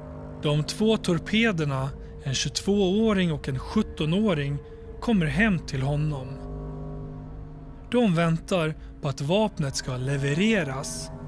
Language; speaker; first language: Swedish; native; Swedish